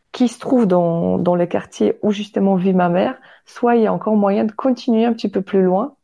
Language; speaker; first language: French; non-native, fluent; Polish